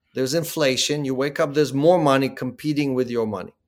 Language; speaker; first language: English; early bilingual, other home language; Ukrainian